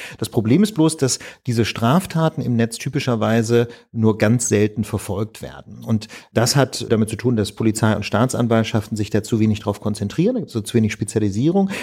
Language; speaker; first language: German; native; German